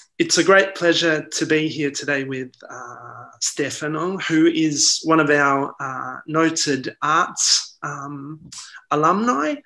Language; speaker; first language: English; early bilingual, other home language; Italian